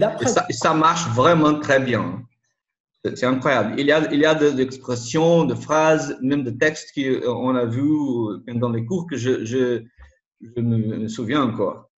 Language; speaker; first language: French; non-native, learner; Portuguese